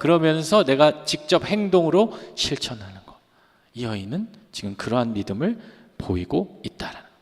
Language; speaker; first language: Korean; native; Korean